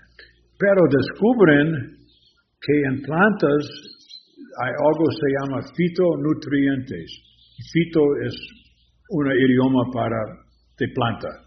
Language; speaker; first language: Spanish; non-native, learner; English